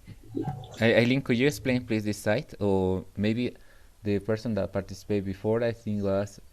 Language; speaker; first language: English; non-native, fluent; Spanish